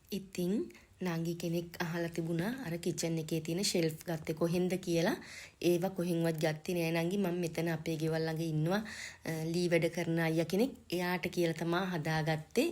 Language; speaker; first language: Sinhala; native; Sinhala